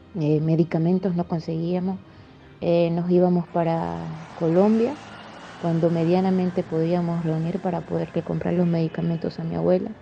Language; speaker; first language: Spanish; native; Spanish